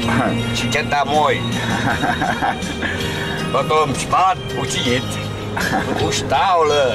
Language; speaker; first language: Russian; non-native, learner; Vietnamese